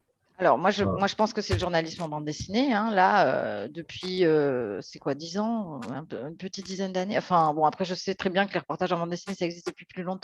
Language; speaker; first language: French; native; French